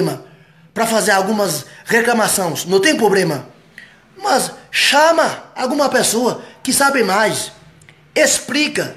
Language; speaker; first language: Portuguese; non-native, fluent; Haitian Creole